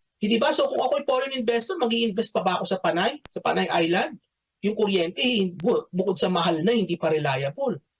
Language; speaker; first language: Filipino; native; Filipino